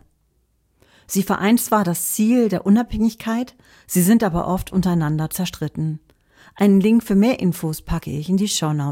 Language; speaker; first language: German; native; German